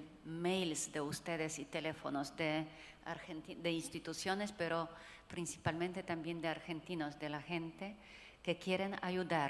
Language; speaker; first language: Spanish; non-native, fluent; Polish